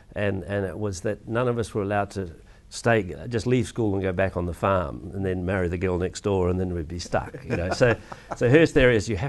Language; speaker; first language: English; native; English